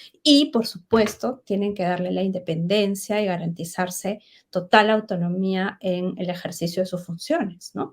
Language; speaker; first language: Spanish; native; Spanish